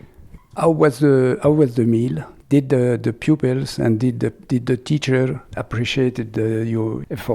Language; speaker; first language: English; non-native, fluent; French